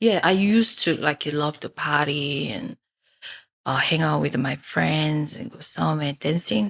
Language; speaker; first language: English; non-native, fluent; Korean